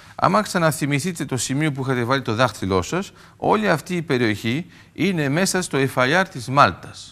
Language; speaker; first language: Greek; early bilingual, heritage; Greek